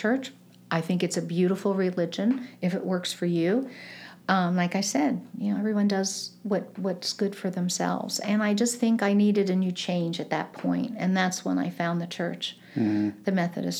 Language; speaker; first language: English; native; English